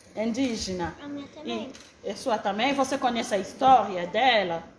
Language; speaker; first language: Portuguese; non-native, fluent; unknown